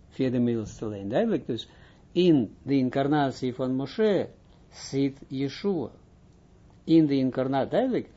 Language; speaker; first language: Dutch; non-native, fluent; Hebrew